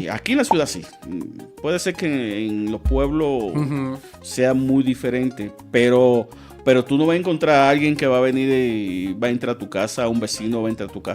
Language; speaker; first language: Spanish; native; Spanish